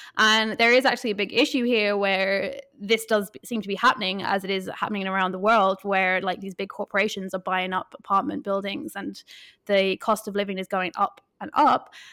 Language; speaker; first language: English; native; English